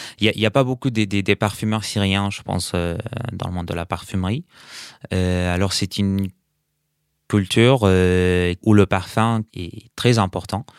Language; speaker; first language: French; non-native, fluent; Arabic